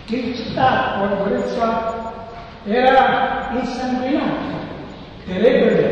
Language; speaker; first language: Italian; non-native, learner; Serbian